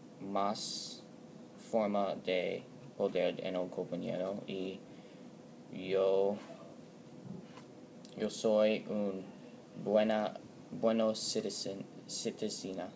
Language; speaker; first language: Spanish; non-native, learner; English